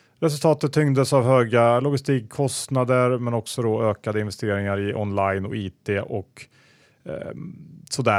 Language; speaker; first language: Swedish; native; Swedish